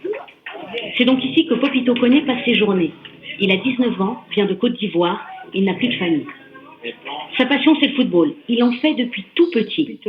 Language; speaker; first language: French; native; French